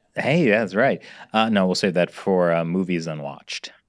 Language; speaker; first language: English; native; English